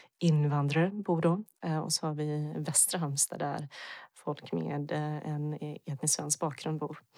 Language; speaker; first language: Swedish; early bilingual, other home language; Bosnian